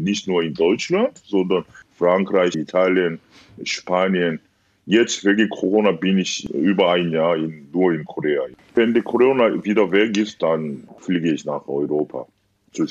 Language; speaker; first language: German; non-native, fluent; Korean